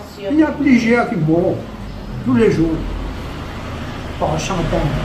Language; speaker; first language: French; non-native, learner; Morisyen